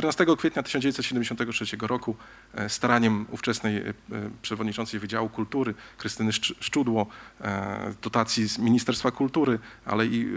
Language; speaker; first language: Polish; native; Polish